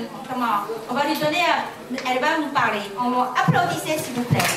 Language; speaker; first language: French; non-native, fluent; Chinese